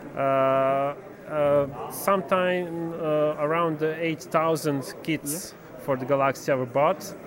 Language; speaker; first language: English; non-native, fluent; Serbian